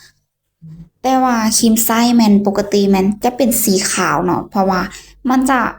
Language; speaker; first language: Thai; non-native, local second language; Lao